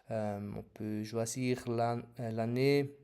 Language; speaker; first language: French; non-native, fluent; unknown